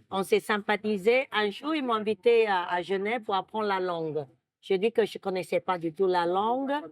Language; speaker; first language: French; non-native, fluent; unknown